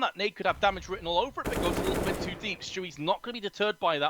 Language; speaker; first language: English; native; English